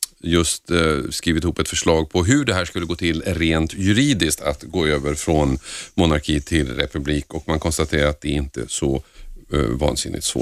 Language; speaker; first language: Swedish; native; Swedish